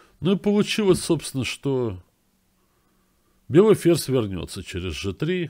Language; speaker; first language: Russian; native; Russian